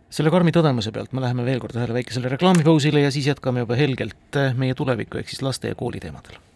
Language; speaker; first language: Estonian; native; Estonian